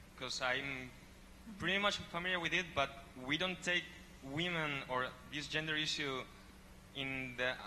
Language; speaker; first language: English; non-native, fluent; Spanish